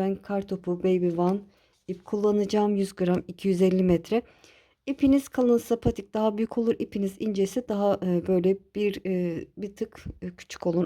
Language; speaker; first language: Turkish; native; Turkish